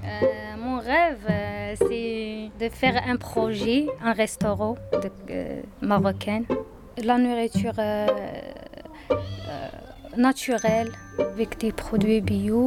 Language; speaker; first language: French; non-native, learner; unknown